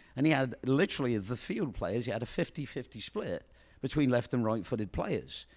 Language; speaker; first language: English; native; English